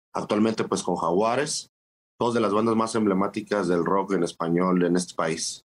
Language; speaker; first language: Spanish; native; Spanish